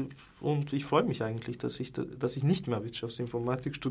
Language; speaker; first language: German; non-native, fluent; Turkish